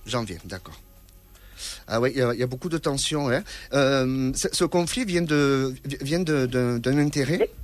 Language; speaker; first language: French; native; French